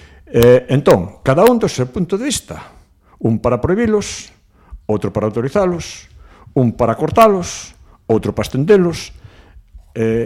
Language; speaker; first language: Galician; native; Galician